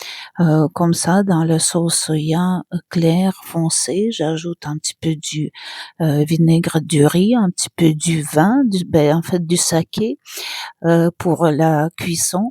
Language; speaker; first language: French; non-native, fluent; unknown